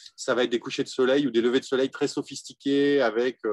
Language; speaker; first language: French; native; French